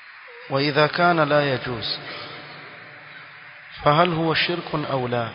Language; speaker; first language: Arabic; non-native, fluent; Swahili